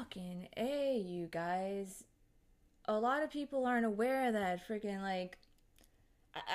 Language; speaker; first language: English; native; English